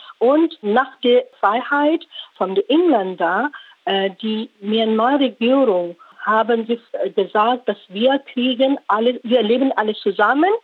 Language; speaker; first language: German; non-native, learner; Rohingya